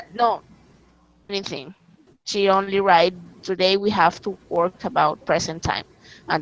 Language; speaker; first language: English; non-native, learner; Spanish